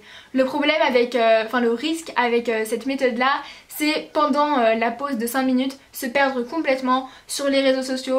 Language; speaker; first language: French; native; French